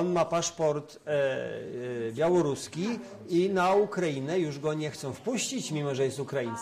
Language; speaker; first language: Russian; non-native, learner; Polish